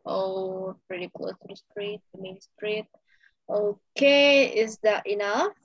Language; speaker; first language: English; non-native, fluent; Indonesian